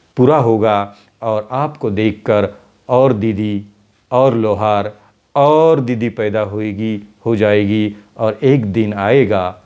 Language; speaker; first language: Hindi; non-native, local second language; Marathi